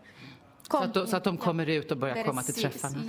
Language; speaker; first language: Swedish; native; Swedish